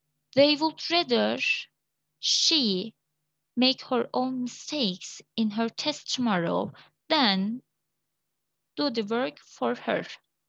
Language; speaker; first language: English; non-native, fluent; Turkish